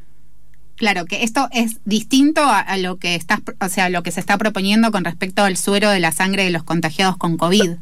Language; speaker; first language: Spanish; native; Spanish